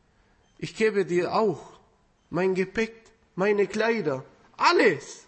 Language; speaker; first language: German; non-native, fluent; Spanish